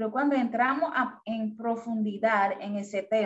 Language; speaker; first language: Spanish; non-native, fluent; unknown